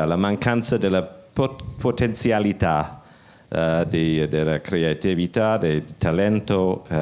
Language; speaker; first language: Italian; non-native, learner; English